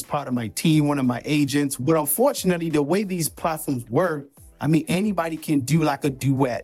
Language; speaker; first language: English; non-native, local second language; Yoruba